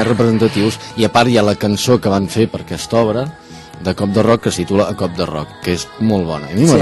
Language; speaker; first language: Catalan; native; Catalan